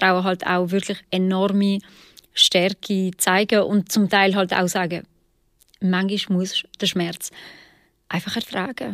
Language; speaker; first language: German; early bilingual, other home language; Albanian